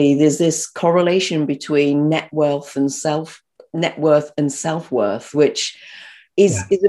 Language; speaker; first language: English; native; English